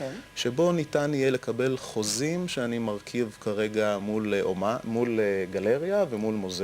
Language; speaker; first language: Hebrew; native; Hebrew